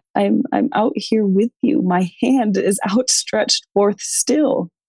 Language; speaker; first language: English; native; English